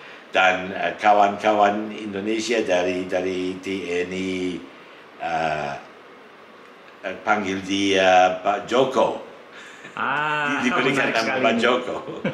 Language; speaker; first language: Indonesian; non-native, fluent; English